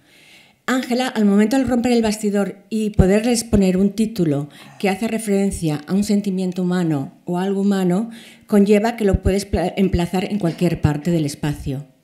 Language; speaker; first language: Spanish; native; Spanish